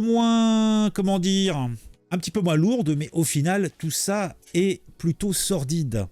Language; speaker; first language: French; native; French